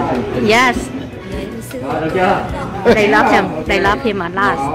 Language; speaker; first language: English; non-native, learner; Vietnamese